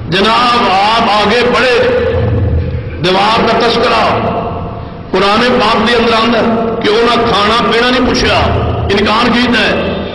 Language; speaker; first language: Urdu; non-native, local second language; Punjabi